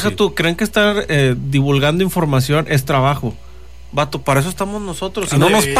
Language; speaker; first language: Spanish; native; Spanish